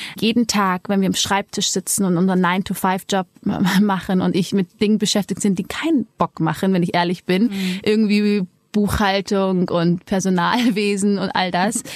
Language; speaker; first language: German; early bilingual, other home language; Amharic